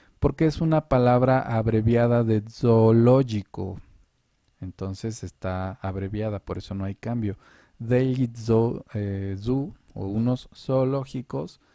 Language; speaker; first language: Spanish; native; Spanish